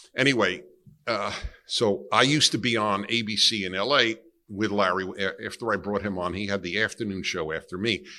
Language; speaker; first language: English; native; English